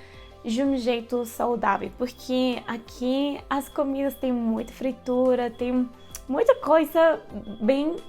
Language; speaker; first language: Portuguese; non-native, fluent; Spanish